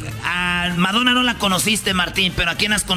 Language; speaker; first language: Spanish; native; Spanish